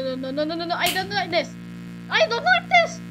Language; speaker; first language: English; non-native, learner; Indonesian